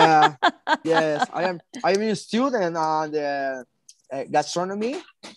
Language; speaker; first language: English; non-native, learner; Spanish